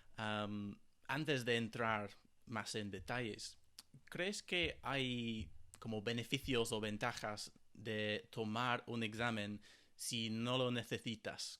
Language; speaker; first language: Spanish; non-native, fluent; English